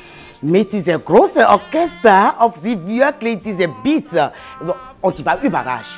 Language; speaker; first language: German; non-native, fluent; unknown